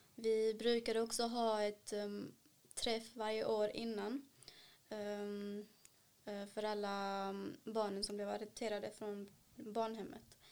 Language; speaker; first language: Swedish; early bilingual, other home language; Kannada